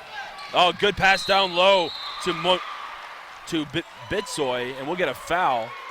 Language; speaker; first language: English; native; English